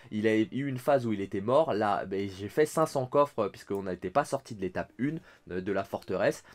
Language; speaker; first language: French; native; French